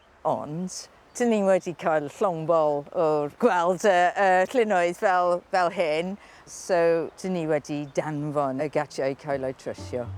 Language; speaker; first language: Welsh; non-native, learner; English